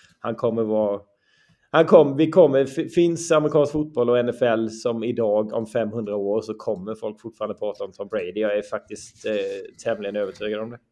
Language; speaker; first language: Swedish; native; Swedish